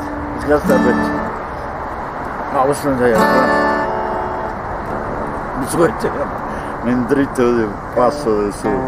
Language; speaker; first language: German; non-native, fluent; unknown